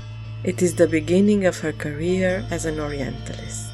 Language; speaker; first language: English; non-native, fluent; French